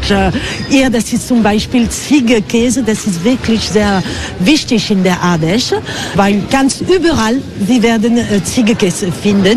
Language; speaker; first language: German; non-native, fluent; French